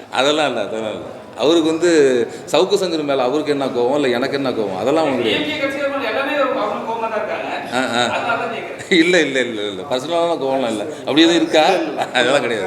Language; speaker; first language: Tamil; native; Tamil